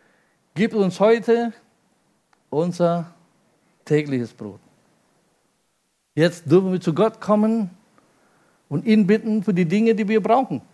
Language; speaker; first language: German; non-native, fluent; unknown